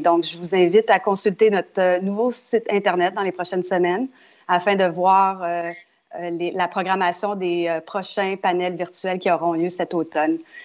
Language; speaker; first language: French; native; French